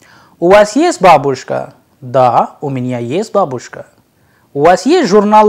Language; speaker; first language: Russian; non-native, fluent; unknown